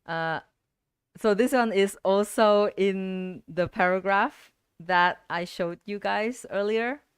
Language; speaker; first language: English; non-native, fluent; Vietnamese